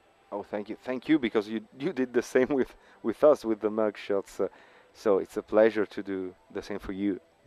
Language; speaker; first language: English; non-native, fluent; Italian